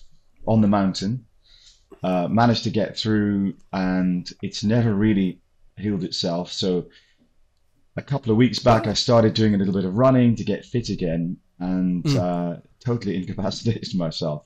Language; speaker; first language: English; native; English